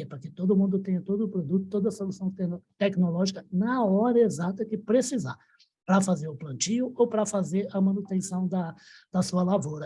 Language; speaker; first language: Portuguese; native; Portuguese